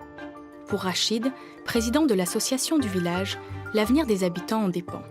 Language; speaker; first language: French; native; French